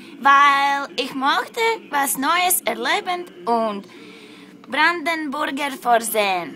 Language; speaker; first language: German; non-native, learner; Latvian